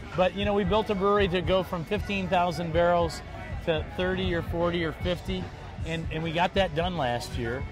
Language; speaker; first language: English; native; English